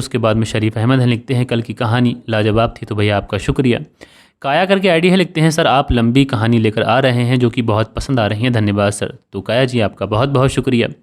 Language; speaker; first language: Hindi; native; Hindi